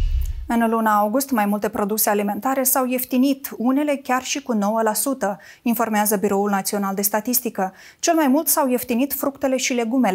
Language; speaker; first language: Romanian; native; Romanian